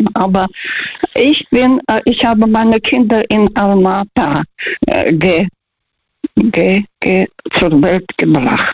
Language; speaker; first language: German; non-native, fluent; Russian